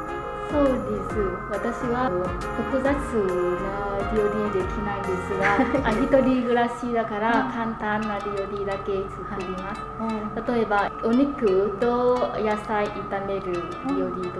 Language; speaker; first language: Japanese; non-native, learner; Vietnamese